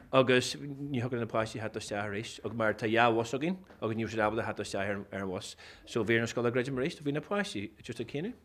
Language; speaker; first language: Irish; non-native, local second language; English